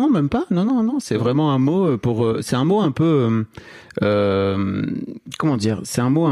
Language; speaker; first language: French; native; French